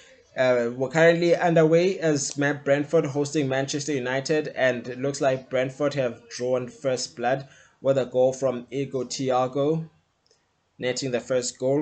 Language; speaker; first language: English; non-native, local second language; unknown